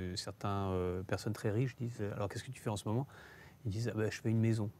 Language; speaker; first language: French; native; French